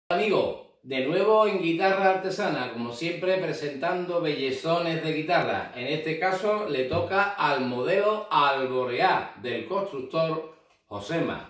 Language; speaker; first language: Spanish; native; Spanish